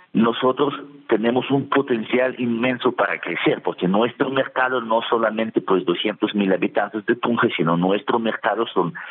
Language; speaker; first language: Spanish; non-native, fluent; Russian